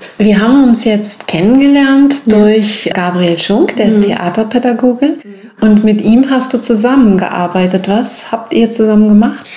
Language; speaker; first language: German; native; German